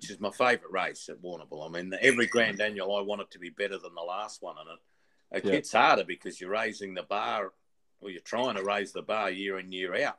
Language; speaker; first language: English; native; English